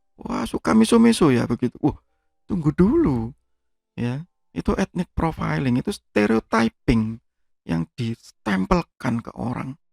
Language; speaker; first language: Indonesian; native; Indonesian